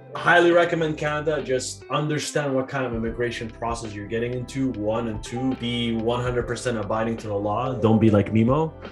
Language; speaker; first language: English; early bilingual, other home language; Arabic